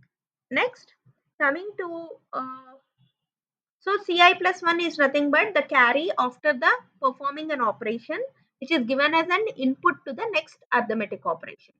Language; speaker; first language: English; non-native, local second language; Telugu